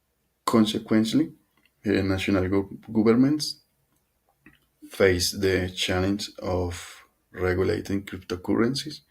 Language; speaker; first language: English; non-native, learner; Spanish